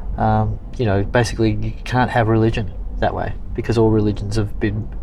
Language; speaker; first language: English; native; English